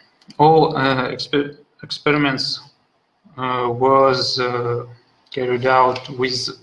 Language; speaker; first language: English; non-native, fluent; Russian